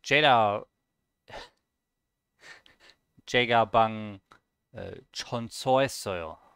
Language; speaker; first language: Korean; non-native, learner; German